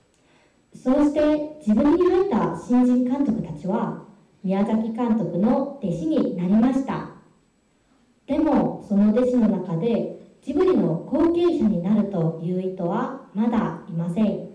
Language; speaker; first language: Japanese; non-native, fluent; Korean